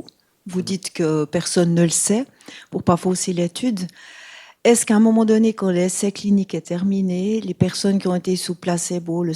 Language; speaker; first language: French; native; French